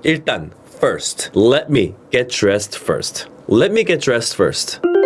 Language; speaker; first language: English; early bilingual, other home language; Korean